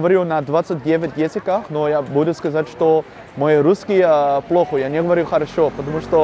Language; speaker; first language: Russian; non-native, learner; Dutch